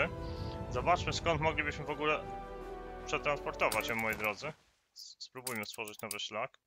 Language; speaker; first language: Polish; native; Polish